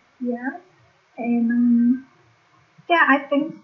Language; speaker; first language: English; non-native, learner; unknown